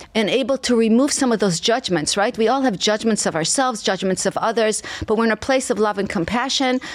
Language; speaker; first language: English; non-native, fluent; Hebrew